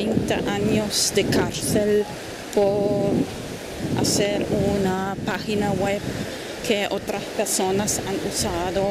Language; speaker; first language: Spanish; non-native, fluent; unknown